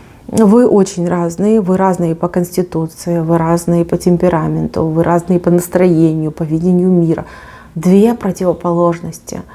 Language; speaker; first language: Russian; native; Russian